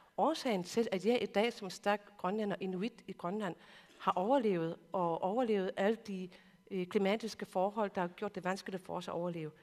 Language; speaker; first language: Danish; non-native, local second language; Kalaallisut